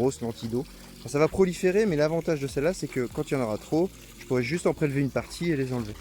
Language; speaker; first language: French; native; French